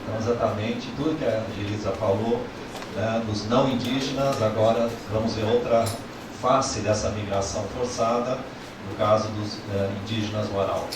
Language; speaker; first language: Portuguese; native; Portuguese